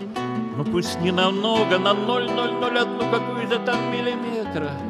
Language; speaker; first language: Russian; native; Russian